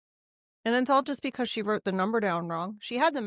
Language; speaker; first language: English; native; English